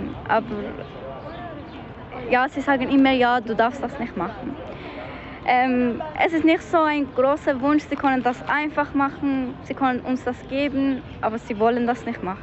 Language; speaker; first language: German; early bilingual, other home language; Persian